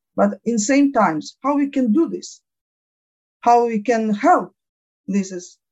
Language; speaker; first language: English; non-native, learner; Ukrainian